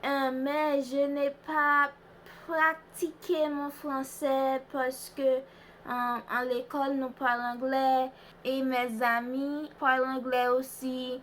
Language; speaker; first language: French; non-native, learner; Haitian Creole